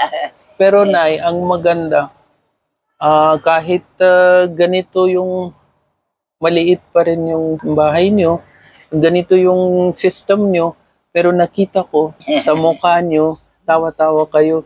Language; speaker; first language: Filipino; non-native, learner; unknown